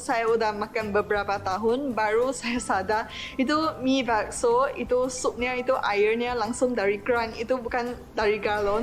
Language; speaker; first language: Indonesian; non-native, fluent; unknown